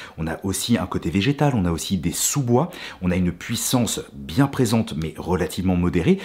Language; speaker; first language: French; native; French